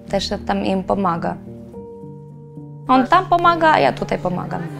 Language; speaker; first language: Polish; non-native, learner; Ukrainian